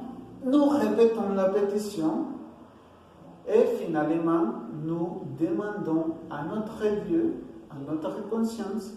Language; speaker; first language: French; non-native, learner; Spanish